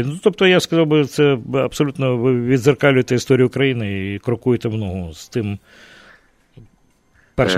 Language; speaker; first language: Ukrainian; native; Ukrainian